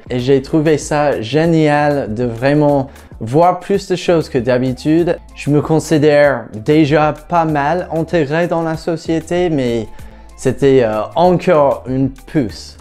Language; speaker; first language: French; non-native, fluent; English